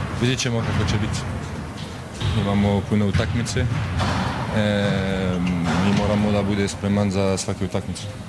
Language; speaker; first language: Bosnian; non-native, learner; French